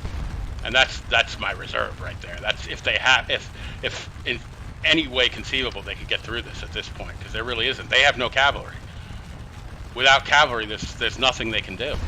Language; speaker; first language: English; native; English